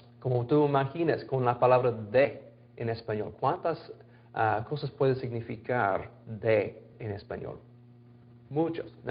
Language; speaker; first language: Spanish; non-native, fluent; English